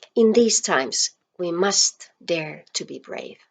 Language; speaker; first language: English; non-native, fluent; Finnish